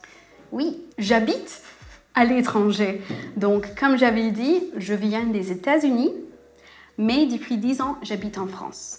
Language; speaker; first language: French; non-native, fluent; English